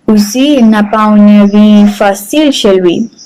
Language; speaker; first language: French; non-native, learner; Spanish